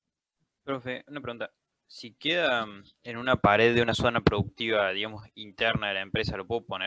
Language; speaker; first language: Spanish; native; Spanish